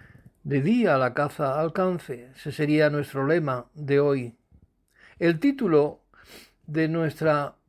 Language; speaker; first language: Spanish; native; Spanish